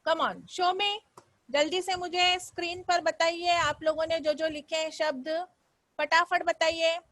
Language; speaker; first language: Hindi; non-native, local second language; Marathi